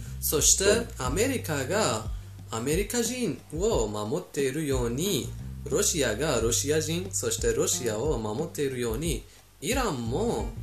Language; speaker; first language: Japanese; non-native, fluent; Persian